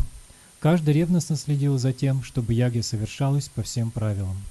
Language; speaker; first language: Russian; native; Russian